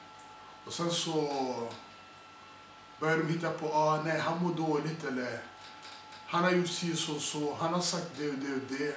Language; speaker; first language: Swedish; non-native, fluent; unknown